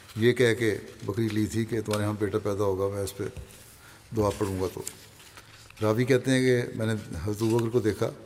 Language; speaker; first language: Urdu; native; Urdu